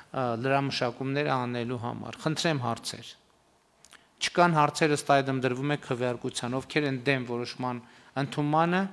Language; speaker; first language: Armenian; native; Armenian